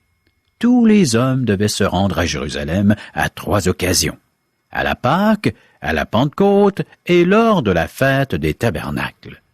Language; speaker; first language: French; native; French